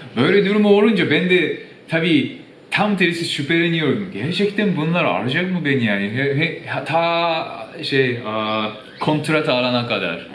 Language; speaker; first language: Turkish; non-native, fluent; Japanese